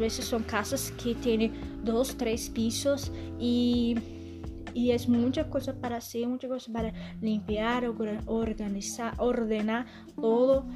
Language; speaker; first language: Spanish; non-native, learner; Portuguese